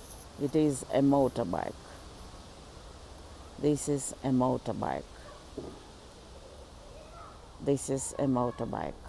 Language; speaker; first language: English; non-native, learner; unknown